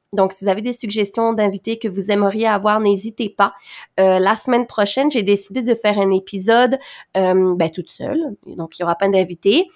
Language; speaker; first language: French; native; French